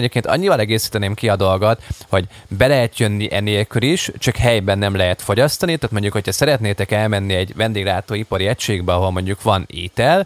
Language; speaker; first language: Hungarian; native; Hungarian